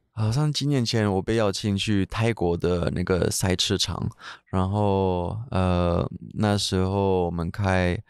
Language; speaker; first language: Chinese; non-native, fluent; French